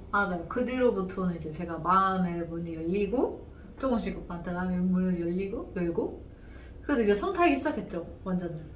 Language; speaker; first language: Korean; non-native, fluent; Turkish